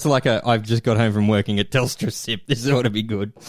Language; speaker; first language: English; native; English